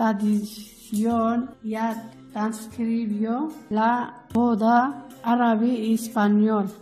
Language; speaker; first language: Spanish; non-native, learner; Arabic